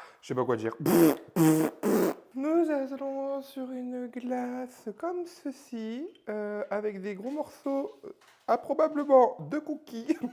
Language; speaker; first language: French; native; French